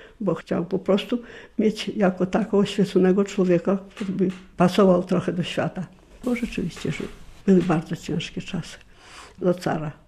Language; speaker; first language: Polish; native; Polish